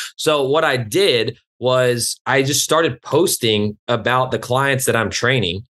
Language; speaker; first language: English; native; English